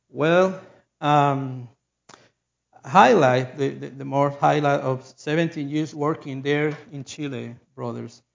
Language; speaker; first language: English; non-native, learner; Spanish